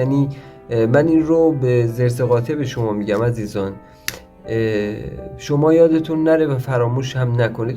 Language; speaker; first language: Persian; native; Persian